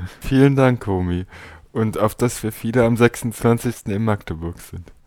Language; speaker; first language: German; native; German